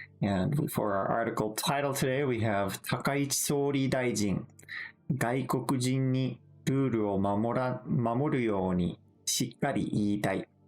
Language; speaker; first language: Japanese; non-native, fluent; English